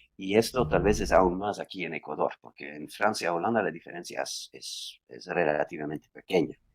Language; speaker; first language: Spanish; non-native, fluent; Dutch